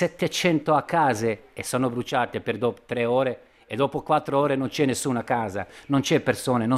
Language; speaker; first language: Italian; non-native, learner; Bosnian